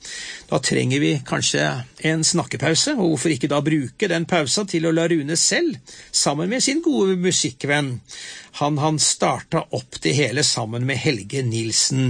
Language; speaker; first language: Norwegian; native; Norwegian